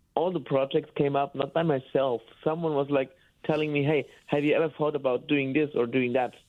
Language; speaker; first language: English; non-native, fluent; German